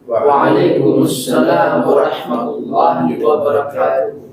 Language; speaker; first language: Arabic; non-native, learner; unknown